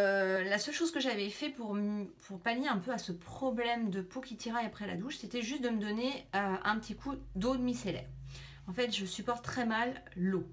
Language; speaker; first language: French; native; French